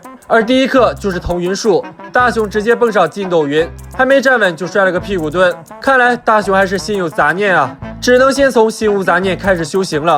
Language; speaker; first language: Chinese; native; Chinese